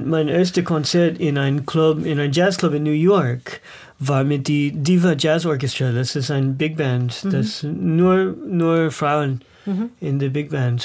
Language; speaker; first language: German; non-native, learner; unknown